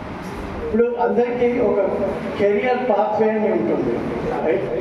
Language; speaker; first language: Telugu; non-native, fluent; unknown